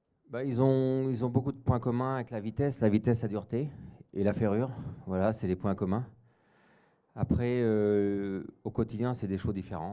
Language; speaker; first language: French; native; French